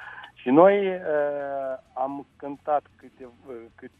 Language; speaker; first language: Romanian; non-native, local second language; Russian